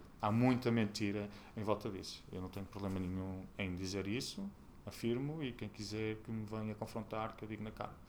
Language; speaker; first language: Portuguese; native; Portuguese